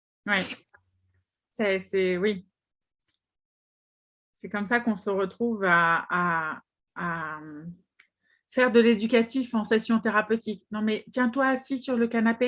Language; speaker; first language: French; native; French